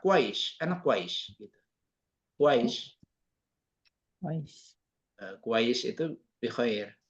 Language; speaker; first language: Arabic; non-native, fluent; Indonesian